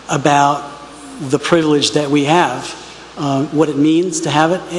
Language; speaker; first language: English; native; English